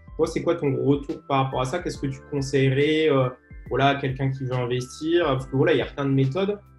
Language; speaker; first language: French; native; French